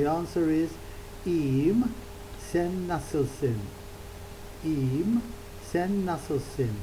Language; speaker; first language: Turkish; non-native, learner; English